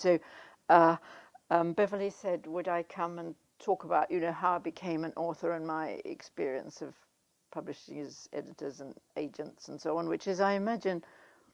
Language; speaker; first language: English; native; English